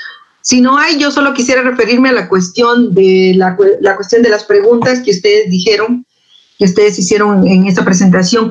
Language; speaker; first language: Spanish; native; Spanish